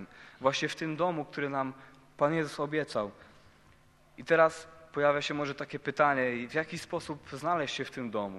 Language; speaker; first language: Polish; native; Polish